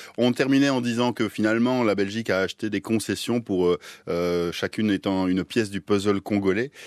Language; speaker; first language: French; native; French